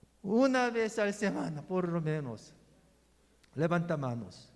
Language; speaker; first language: Spanish; non-native, learner; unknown